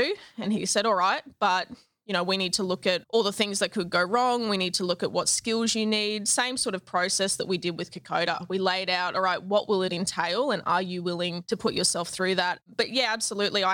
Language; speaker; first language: English; native; English